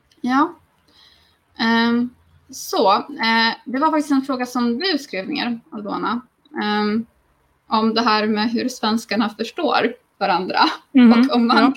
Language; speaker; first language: Swedish; non-native, fluent; Polish